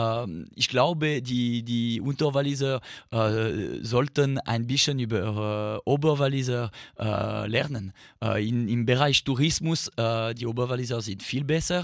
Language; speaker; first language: German; non-native, learner; French